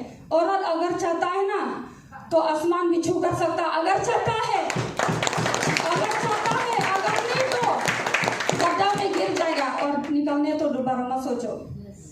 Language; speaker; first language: Hindi; non-native, local second language; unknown